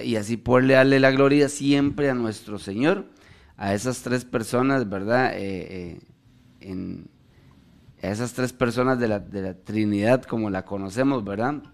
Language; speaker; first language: Spanish; native; Spanish